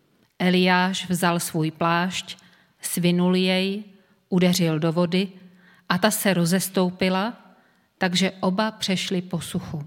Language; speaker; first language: Czech; native; Czech